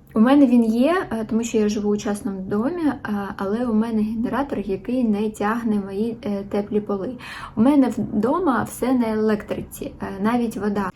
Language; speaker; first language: Ukrainian; non-native, local second language; Russian